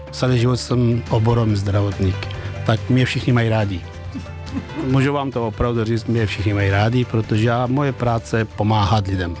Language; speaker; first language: Czech; non-native, fluent; Persian